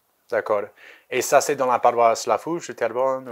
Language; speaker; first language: French; native; French